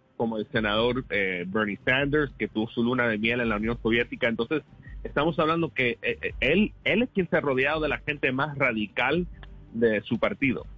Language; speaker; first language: Spanish; early bilingual, heritage; Spanish